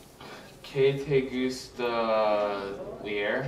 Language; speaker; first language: Spanish; non-native, learner; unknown